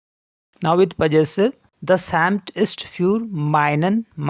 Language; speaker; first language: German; non-native, fluent; Hindi